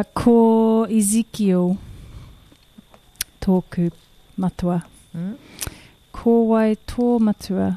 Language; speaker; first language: Māori; non-native, local second language; English